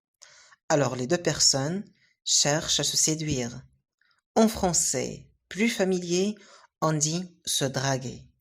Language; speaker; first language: French; non-native, local second language; Arabic